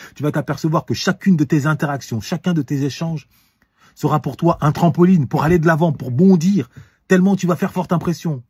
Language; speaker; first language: French; native; French